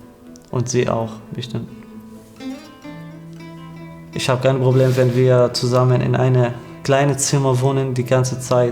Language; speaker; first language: German; non-native, learner; Arabic